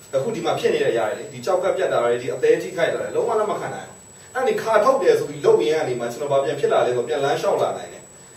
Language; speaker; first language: Burmese; non-native, local second language; Hakha Chin